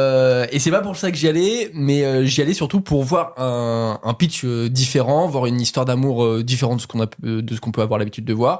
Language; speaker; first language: French; native; French